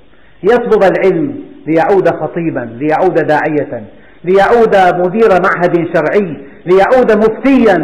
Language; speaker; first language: Arabic; native; Arabic